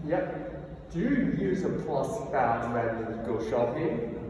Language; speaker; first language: English; non-native, learner; Korean